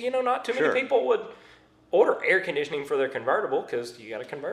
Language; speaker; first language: English; native; English